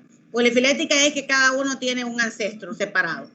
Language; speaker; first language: Spanish; native; Spanish